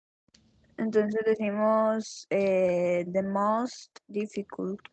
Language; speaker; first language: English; non-native, learner; Spanish